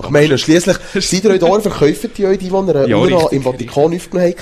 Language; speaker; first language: German; native; German